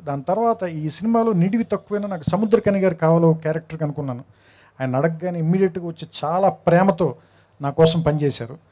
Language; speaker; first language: Telugu; native; Telugu